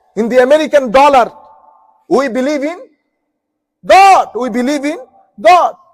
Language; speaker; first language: English; non-native, local second language; Bangla